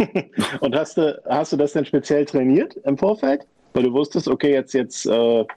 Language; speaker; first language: German; native; German